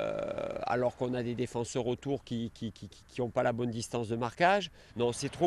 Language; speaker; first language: French; native; French